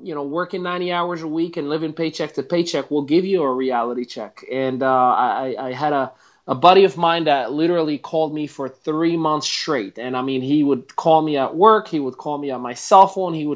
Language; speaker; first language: English; non-native, fluent; Arabic